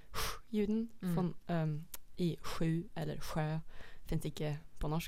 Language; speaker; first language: Norwegian; non-native, fluent; Dutch